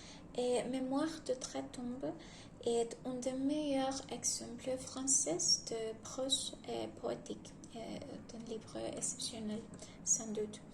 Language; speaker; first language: French; non-native, learner; Spanish